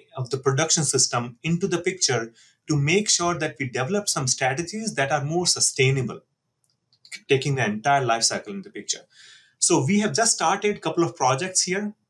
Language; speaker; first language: English; non-native, local second language; Hindi